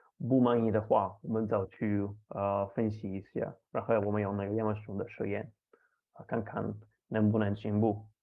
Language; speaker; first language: Chinese; non-native, fluent; Italian